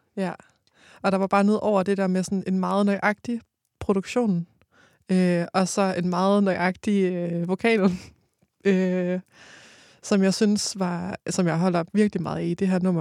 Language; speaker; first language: Danish; native; Danish